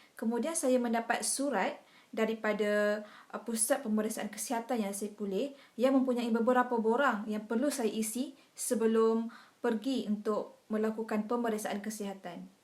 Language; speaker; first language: Malay; native; Malay